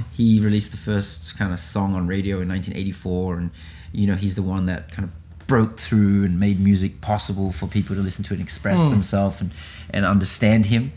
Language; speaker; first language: English; native; English